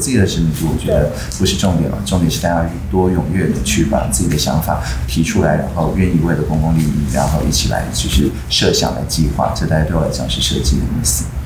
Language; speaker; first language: Chinese; native; Chinese